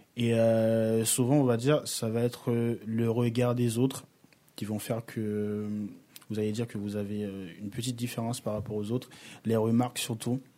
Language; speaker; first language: French; early bilingual, other home language; Haitian Creole